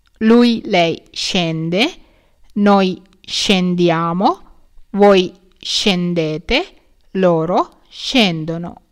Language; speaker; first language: Italian; non-native, fluent; Sinhala